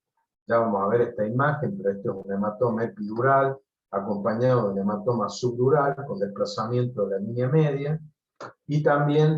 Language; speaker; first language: Spanish; native; Spanish